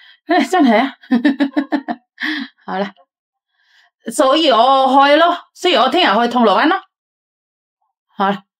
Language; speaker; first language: Cantonese; non-native, local second language; Javanese